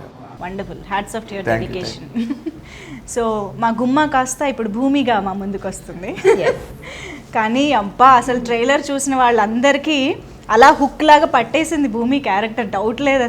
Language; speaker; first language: Telugu; native; Telugu